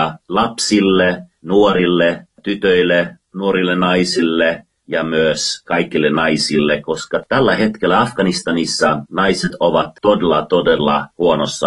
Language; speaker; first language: Finnish; non-native, fluent; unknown